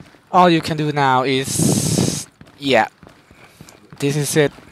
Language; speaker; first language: English; non-native, fluent; Thai